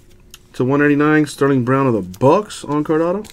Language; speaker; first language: English; native; English